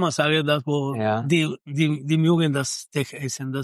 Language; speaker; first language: German; non-native, learner; Spanish